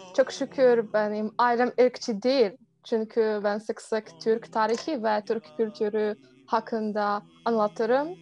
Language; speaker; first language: Turkish; non-native, learner; Polish